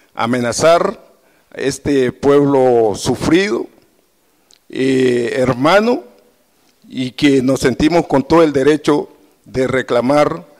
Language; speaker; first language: Spanish; native; Spanish